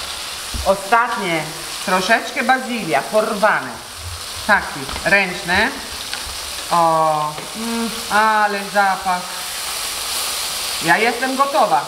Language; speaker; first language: Polish; non-native, learner; Italian